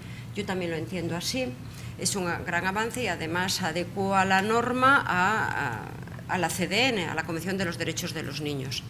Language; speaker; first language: Spanish; native; Spanish